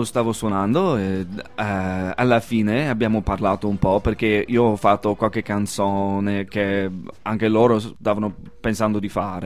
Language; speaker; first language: Italian; non-native, fluent; English